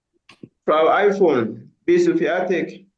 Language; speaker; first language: German; non-native, fluent; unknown